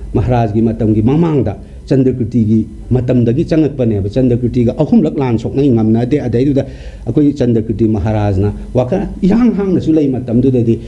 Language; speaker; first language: Manipuri; non-native, local second language; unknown